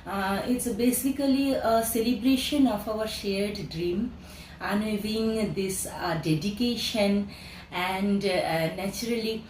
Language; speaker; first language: English; non-native, local second language; Bangla